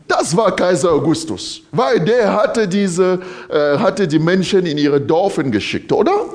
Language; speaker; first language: German; non-native, fluent; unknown